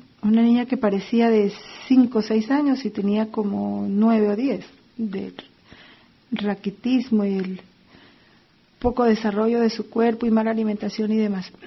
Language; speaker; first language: Spanish; native; Spanish